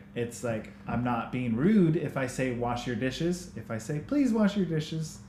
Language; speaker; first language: English; native; English